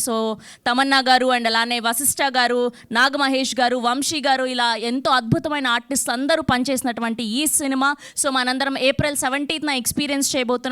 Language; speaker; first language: Telugu; native; Telugu